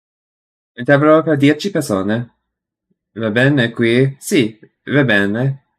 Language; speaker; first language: Italian; non-native, learner; English